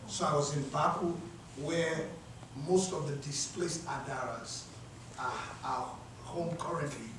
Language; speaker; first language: English; non-native, local second language; Yoruba